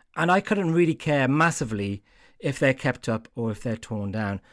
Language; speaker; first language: English; native; English